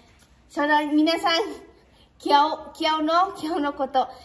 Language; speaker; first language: Japanese; non-native, learner; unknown